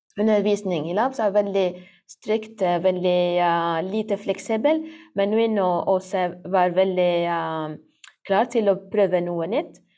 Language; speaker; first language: Norwegian; non-native, learner; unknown